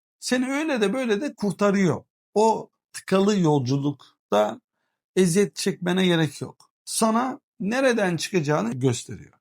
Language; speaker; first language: Turkish; early bilingual, heritage; Turkish